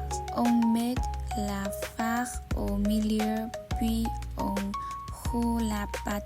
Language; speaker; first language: French; non-native, learner; Vietnamese